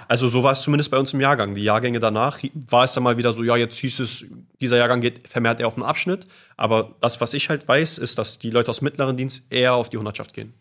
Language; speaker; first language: German; native; German